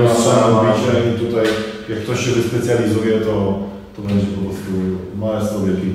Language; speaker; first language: Polish; native; Polish